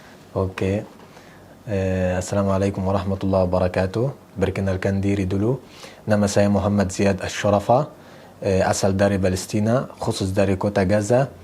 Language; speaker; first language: Indonesian; non-native, learner; Arabic